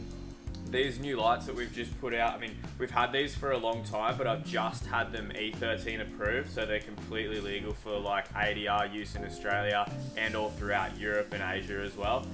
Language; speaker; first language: English; native; English